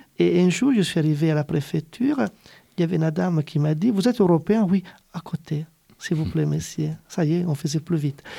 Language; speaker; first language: French; non-native, fluent; Italian